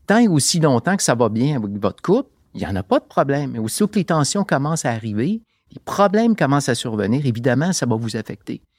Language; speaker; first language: French; native; French